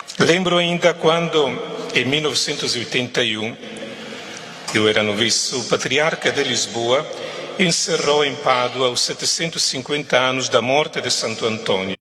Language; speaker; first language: Portuguese; non-native, fluent; Italian